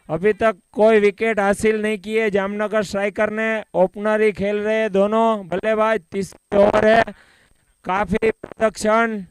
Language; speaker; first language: Hindi; non-native, local second language; Gujarati